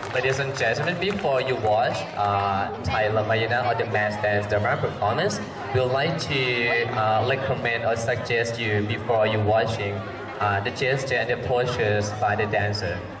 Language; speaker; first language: English; non-native, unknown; Thai